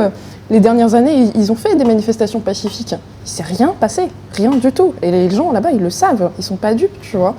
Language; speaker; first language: French; native; French